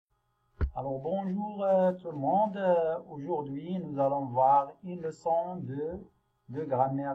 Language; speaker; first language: French; non-native, local second language; Arabic